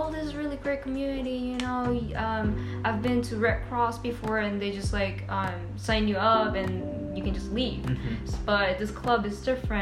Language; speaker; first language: English; non-native, local second language; Cantonese